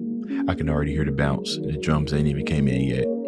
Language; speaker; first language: English; native; English